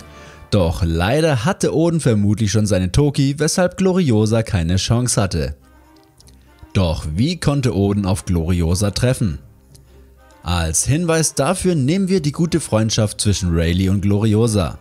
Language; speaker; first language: German; native; German